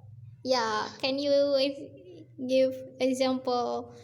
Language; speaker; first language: English; non-native, learner; Indonesian